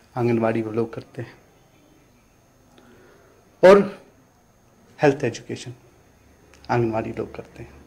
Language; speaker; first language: Hindi; non-native, local second language; Kashmiri